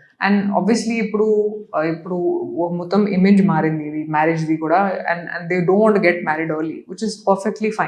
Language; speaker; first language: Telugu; non-native, local second language; Hindi